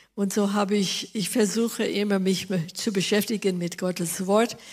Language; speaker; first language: German; non-native, fluent; English